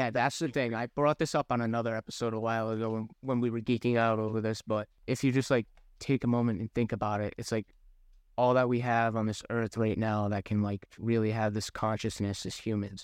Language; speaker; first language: English; native; English